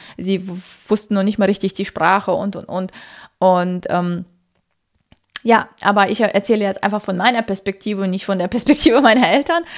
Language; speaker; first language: German; early bilingual, other home language; Russian